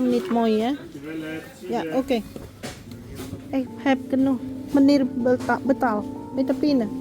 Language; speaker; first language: Dutch; non-native, learner; Indonesian